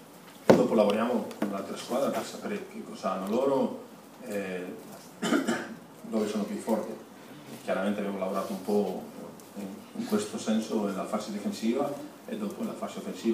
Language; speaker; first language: Italian; non-native, fluent; Spanish